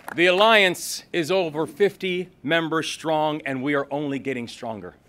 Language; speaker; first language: English; native; English